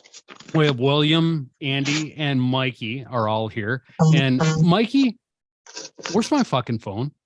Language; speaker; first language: English; native; English